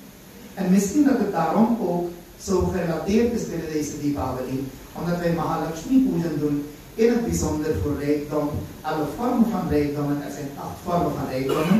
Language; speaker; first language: Dutch; non-native, local second language; Caribbean Hindustani